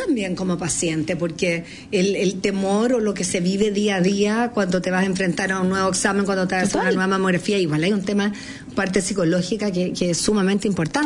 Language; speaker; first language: Spanish; native; Spanish